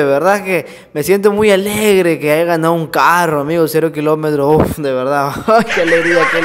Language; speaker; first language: Spanish; native; Spanish